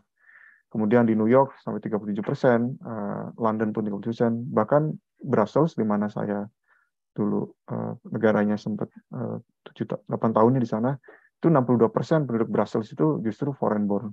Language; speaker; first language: Indonesian; native; Indonesian